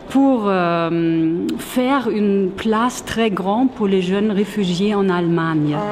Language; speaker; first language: French; non-native, fluent; German